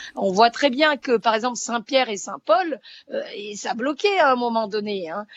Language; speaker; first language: French; native; French